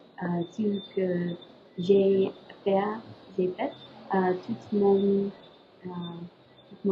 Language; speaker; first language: French; non-native, learner; English